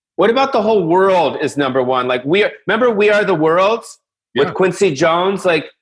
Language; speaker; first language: English; native; English